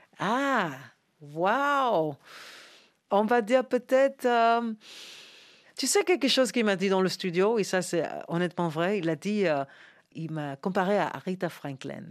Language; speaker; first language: French; non-native, fluent; English